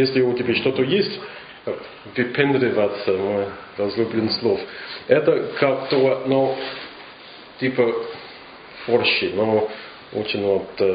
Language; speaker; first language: Russian; non-native, fluent; English